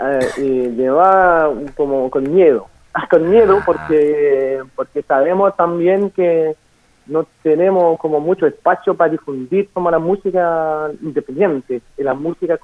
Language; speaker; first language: Spanish; non-native, fluent; French